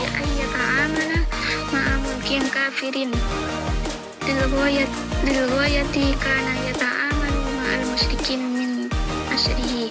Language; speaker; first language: Arabic; non-native, learner; Indonesian